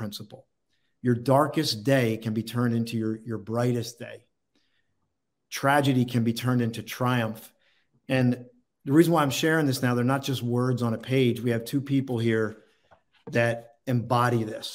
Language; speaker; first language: English; native; English